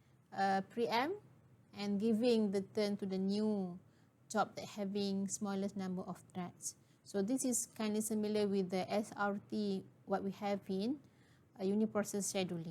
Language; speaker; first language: English; non-native, local second language; Malay